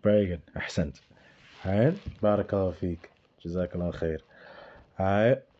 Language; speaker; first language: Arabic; non-native, fluent; English